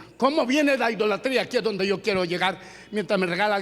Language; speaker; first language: Spanish; native; Spanish